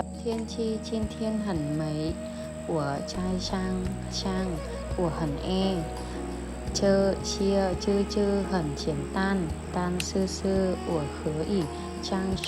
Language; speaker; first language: Chinese; non-native, learner; Vietnamese